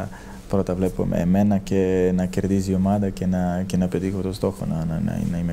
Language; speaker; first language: Greek; non-native, fluent; Serbian